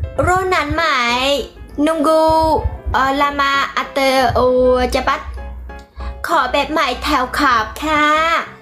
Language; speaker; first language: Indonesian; non-native, fluent; Vietnamese